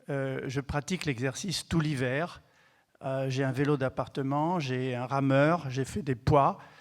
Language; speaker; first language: French; native; French